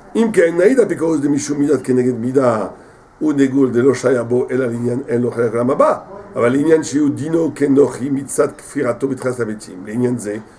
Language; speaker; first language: Hebrew; non-native, fluent; French